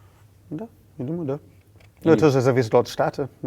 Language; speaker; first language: Russian; non-native, fluent; English